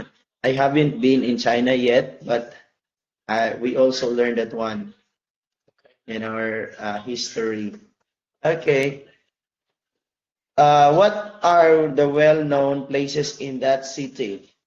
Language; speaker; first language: English; non-native, fluent; Chinese